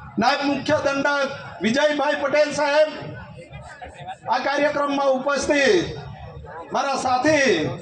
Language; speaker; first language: Gujarati; non-native, local second language; Kukna